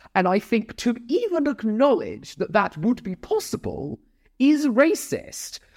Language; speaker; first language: English; native; English